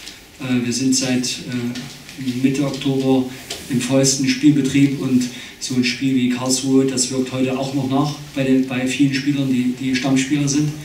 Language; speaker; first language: German; native; German